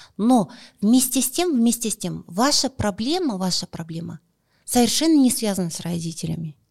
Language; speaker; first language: Russian; non-native, local second language; Kazakh